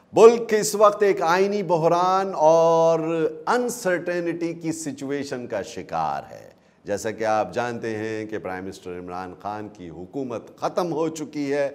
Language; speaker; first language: Urdu; native; Urdu